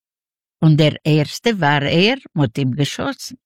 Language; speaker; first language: German; non-native, learner; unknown